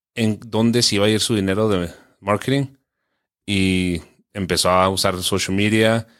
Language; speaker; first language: Spanish; early bilingual, heritage; Spanish